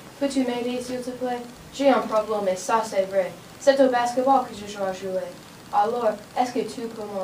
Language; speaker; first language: French; non-native, learner; English